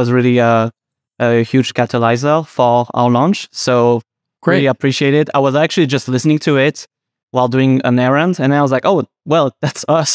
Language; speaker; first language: English; non-native, fluent; French